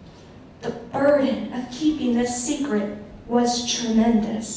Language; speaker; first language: English; native; English